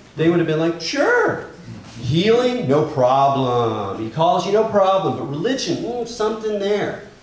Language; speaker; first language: English; native; English